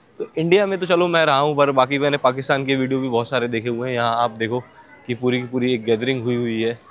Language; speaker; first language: Hindi; native; Hindi